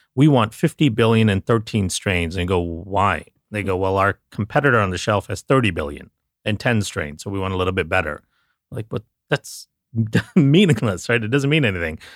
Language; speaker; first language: English; non-native, local second language; Tamil